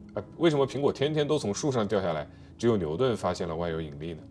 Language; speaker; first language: Chinese; native; Chinese